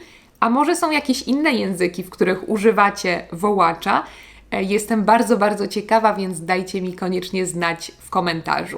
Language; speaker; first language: Polish; native; Polish